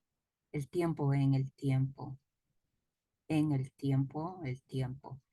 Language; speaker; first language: Spanish; native; Spanish